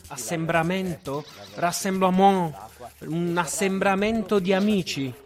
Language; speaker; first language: Italian; native; Italian